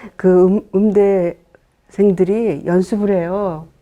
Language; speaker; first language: Korean; native; Korean